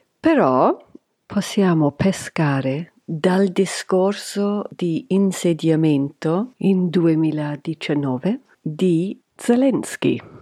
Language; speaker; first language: Italian; non-native, fluent; English